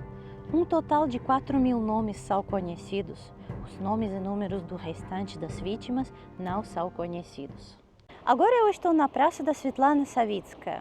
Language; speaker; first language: Portuguese; non-native, fluent; Russian